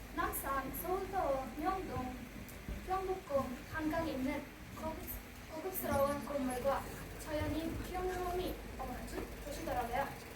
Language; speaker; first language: Korean; non-native, learner; Uzbek